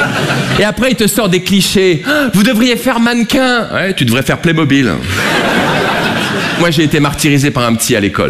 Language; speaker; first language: French; native; French